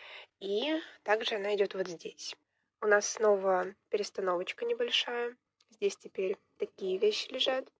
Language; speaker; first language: Russian; native; Russian